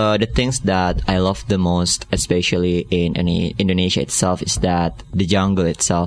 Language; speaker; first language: English; non-native, learner; Indonesian